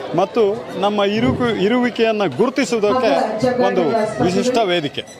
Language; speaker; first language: Kannada; native; Kannada